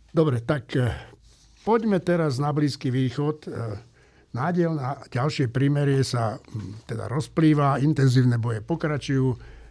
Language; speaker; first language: Slovak; native; Slovak